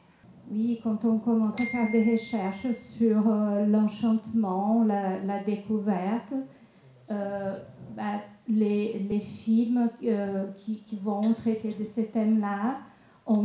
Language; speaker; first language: French; non-native, fluent; Portuguese